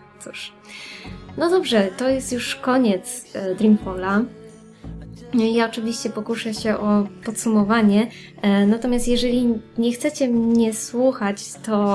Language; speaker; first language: Polish; native; Polish